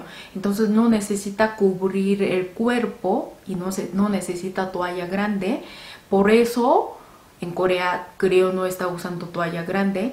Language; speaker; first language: Spanish; non-native, fluent; Korean